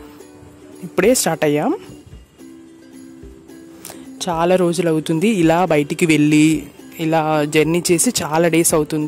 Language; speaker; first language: Telugu; native; Telugu